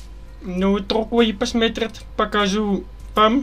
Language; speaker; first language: Russian; non-native, learner; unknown